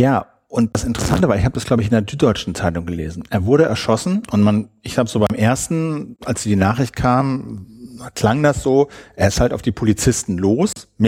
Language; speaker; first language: German; native; German